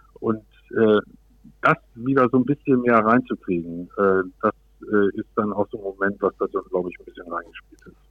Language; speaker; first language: German; native; German